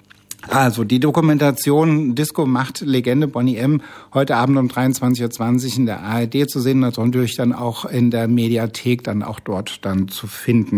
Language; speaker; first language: German; native; German